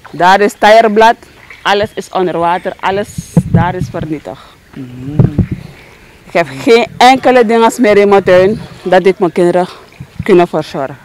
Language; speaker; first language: Dutch; non-native, local second language; Sranan Tongo